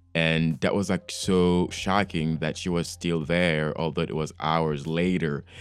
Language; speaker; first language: English; non-native, fluent; Haitian Creole